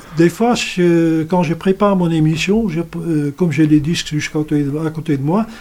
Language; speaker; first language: French; non-native, fluent; Dutch